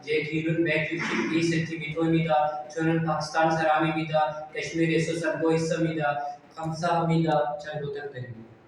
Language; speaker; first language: Korean; non-native, learner; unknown